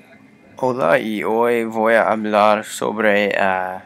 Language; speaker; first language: Spanish; non-native, learner; English